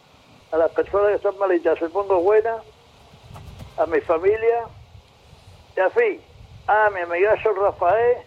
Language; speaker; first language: Spanish; native; Spanish